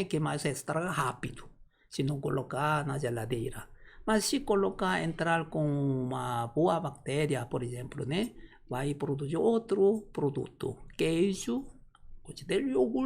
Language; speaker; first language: Portuguese; non-native, learner; Korean